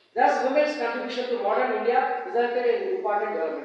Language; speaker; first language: English; non-native, local second language; Telugu